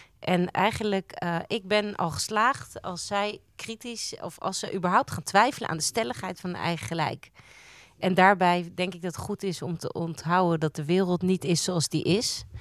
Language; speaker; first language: Dutch; native; Dutch